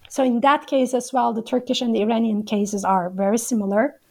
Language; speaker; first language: English; non-native, fluent; Turkish